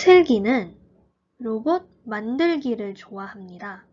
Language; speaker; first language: Korean; early bilingual, heritage; Korean